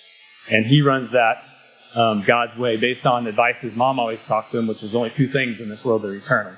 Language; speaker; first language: English; native; English